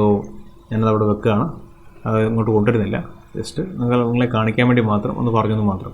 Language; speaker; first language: Malayalam; native; Malayalam